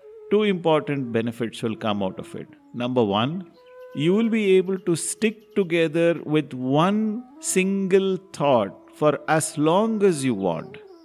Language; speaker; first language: English; non-native, local second language; Tamil